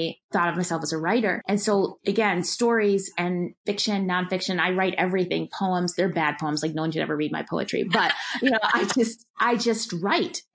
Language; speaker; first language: English; native; English